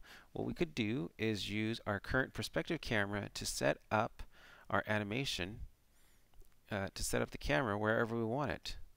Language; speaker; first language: English; native; English